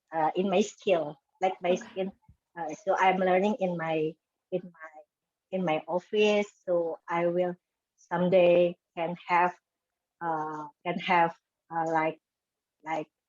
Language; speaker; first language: English; non-native, learner; Indonesian